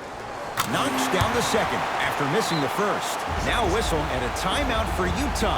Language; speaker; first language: English; native; English